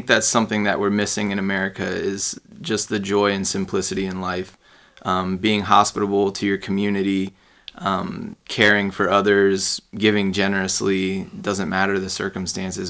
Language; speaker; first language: English; native; English